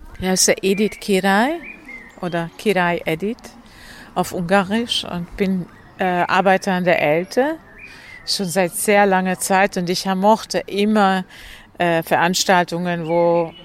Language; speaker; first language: German; non-native, fluent; Hungarian